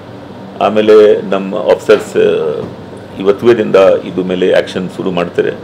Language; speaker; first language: Kannada; non-native, fluent; Hindi